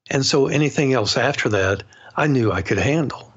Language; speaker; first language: English; native; English